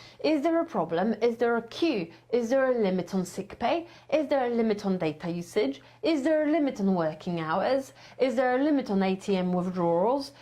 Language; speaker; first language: English; non-native, fluent; Polish